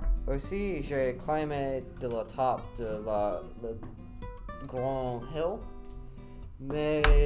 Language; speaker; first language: French; non-native, learner; English